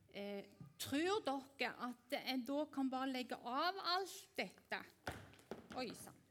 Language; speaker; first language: Norwegian; native; Norwegian